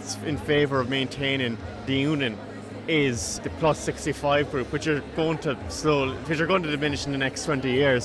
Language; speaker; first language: English; native; English